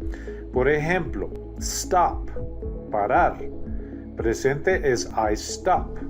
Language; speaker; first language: Spanish; non-native, fluent; English